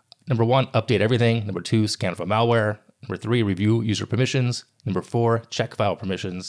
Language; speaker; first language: English; native; English